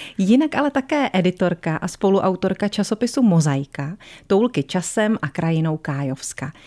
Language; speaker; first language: Czech; native; Czech